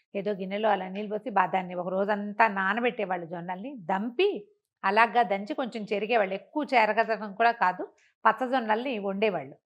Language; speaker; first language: Telugu; native; Telugu